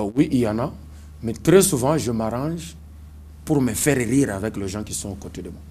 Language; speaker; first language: French; non-native, local second language; Swahili